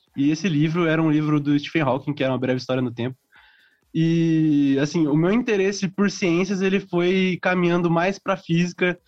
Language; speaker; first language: Portuguese; native; Portuguese